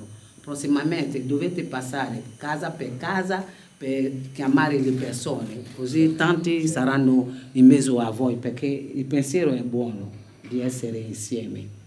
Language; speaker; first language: Italian; non-native, fluent; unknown